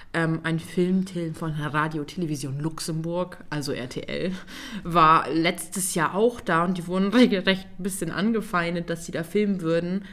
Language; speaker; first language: German; native; German